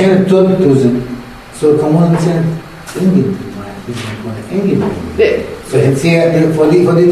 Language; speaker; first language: Danish; non-native, learner; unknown